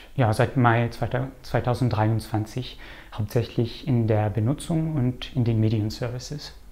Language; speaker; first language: German; non-native, fluent; French